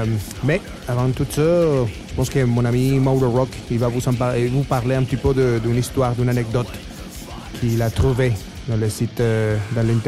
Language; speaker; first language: French; non-native, fluent; Spanish